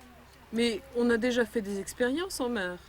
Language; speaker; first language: French; native; French